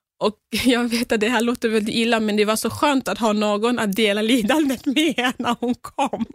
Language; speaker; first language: Swedish; early bilingual, other home language; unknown